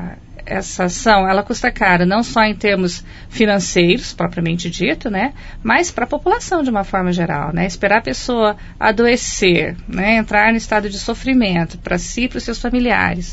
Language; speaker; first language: Portuguese; native; Portuguese